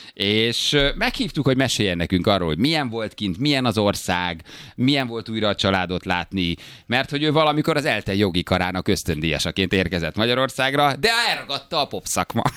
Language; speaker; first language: Hungarian; native; Hungarian